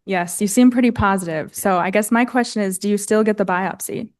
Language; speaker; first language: English; native; English